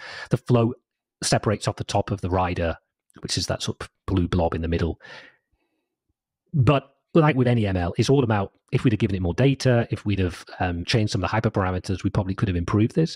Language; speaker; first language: English; native; English